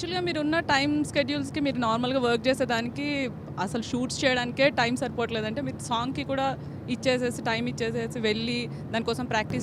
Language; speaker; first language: Telugu; native; Telugu